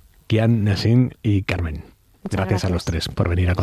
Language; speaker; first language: Spanish; native; Spanish